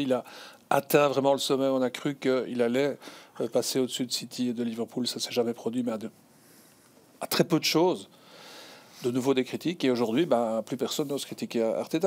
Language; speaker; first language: French; native; French